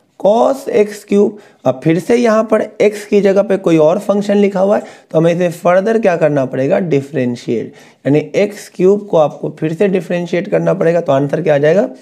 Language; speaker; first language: Hindi; native; Hindi